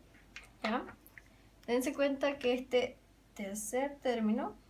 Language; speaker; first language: Spanish; native; Spanish